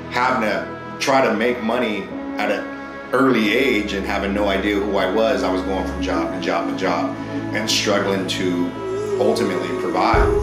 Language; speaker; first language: English; native; English